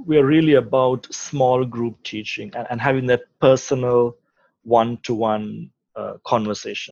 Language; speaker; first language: English; non-native, local second language; Sinhala